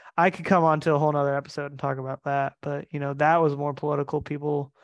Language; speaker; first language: English; native; English